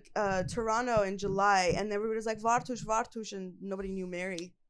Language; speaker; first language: English; native; English